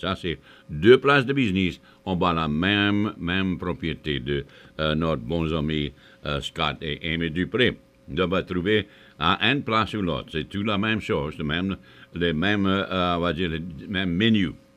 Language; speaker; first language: French; early bilingual, heritage; French